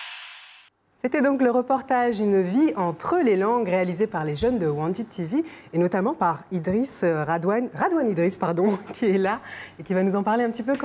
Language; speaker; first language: French; native; French